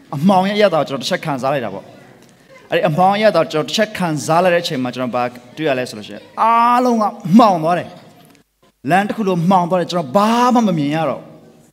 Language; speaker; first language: Burmese; non-native, local second language; Tedim Chin